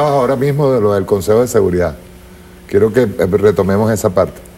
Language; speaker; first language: Spanish; native; Spanish